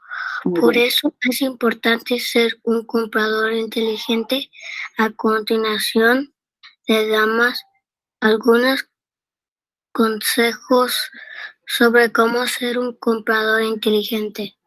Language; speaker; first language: Spanish; early bilingual, heritage; Spanish